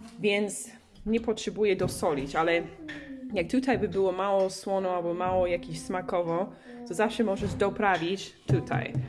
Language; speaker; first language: Polish; non-native, learner; English